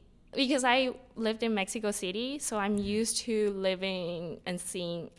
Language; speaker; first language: English; non-native, fluent; Spanish